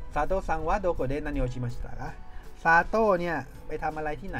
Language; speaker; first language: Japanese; non-native, fluent; Thai